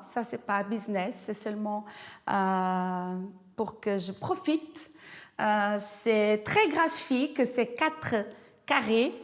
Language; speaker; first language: French; non-native, fluent; Portuguese